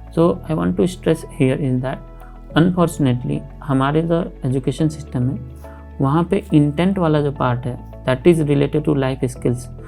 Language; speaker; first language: Hindi; native; Hindi